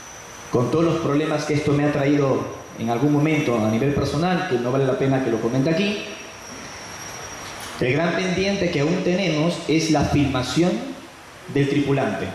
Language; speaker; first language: Spanish; native; Spanish